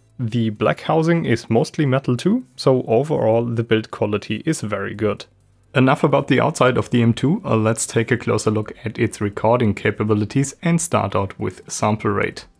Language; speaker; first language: English; non-native, fluent; German